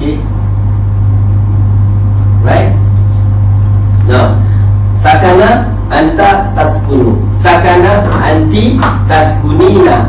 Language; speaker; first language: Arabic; non-native, fluent; Malay